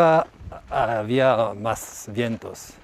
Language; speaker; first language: Spanish; non-native, learner; French